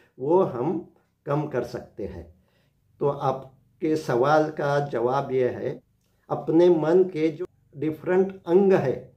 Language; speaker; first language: Hindi; non-native, local second language; Marathi